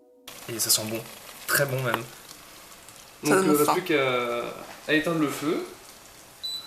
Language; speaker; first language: French; native; French